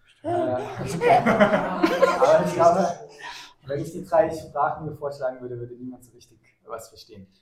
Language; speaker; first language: German; native; German